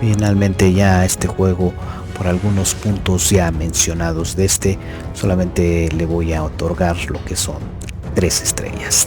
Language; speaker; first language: Spanish; native; Spanish